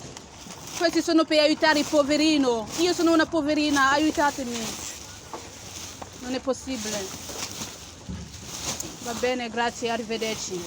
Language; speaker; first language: Italian; non-native, learner; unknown